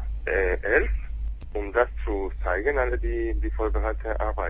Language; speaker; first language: German; non-native, learner; Spanish